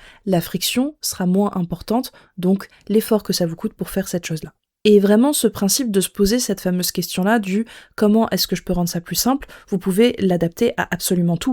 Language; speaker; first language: French; native; French